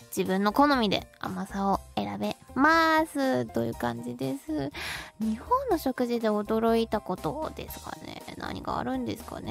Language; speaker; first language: Japanese; non-native, fluent; Chinese